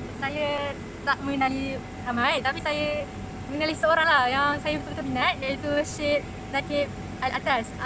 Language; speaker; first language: Malay; native; Malay